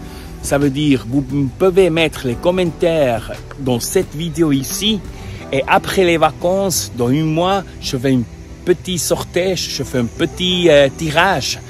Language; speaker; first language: French; non-native, learner; Spanish